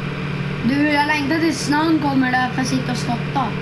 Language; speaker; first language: Swedish; native; Swedish